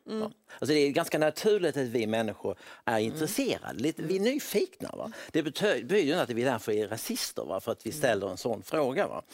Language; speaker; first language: Swedish; native; Swedish